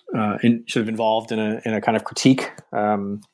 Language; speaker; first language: English; native; English